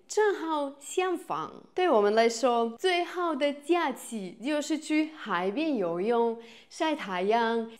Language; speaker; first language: Chinese; non-native, fluent; Russian